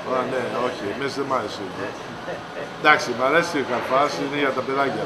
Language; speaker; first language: Greek; early bilingual, heritage; Greek